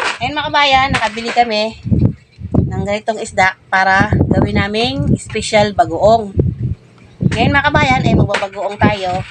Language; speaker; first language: Filipino; native; Filipino